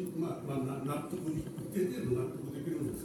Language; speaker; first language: Japanese; native; Japanese